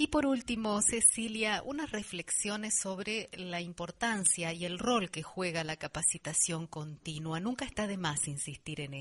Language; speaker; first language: Spanish; native; Spanish